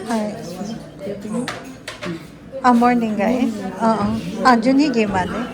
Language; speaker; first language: Japanese; non-native, learner; Filipino